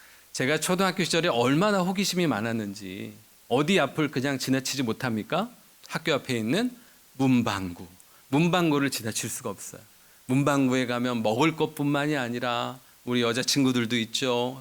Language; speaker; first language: Korean; native; Korean